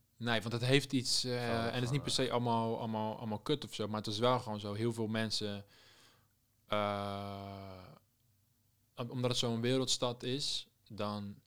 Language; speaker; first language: Dutch; native; Dutch